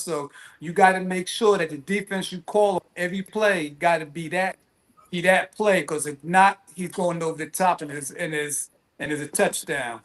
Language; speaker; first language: English; native; English